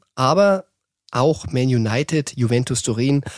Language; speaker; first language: German; native; German